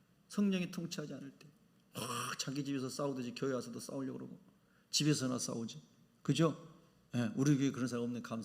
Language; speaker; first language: Korean; native; Korean